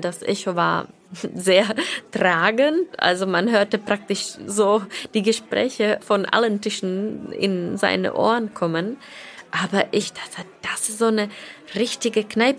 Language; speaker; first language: German; non-native, fluent; Czech